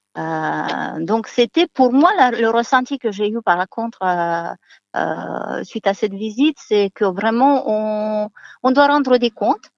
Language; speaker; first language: French; non-native, fluent; Romanian